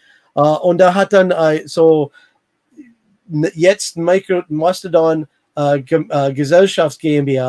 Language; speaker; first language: German; non-native, learner; English